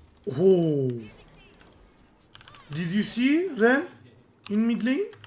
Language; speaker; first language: English; non-native, learner; Turkish